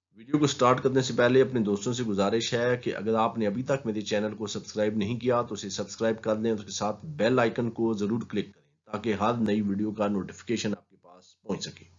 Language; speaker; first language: Urdu; non-native, local second language; Punjabi